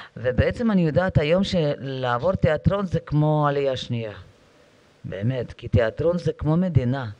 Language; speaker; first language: Hebrew; non-native, fluent; Russian